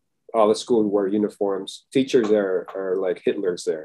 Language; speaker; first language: English; early bilingual, other home language; Filipino